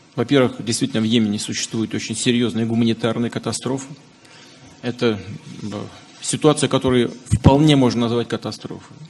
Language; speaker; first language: Russian; native; Russian